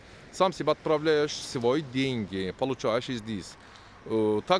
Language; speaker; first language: Russian; non-native, learner; Turkish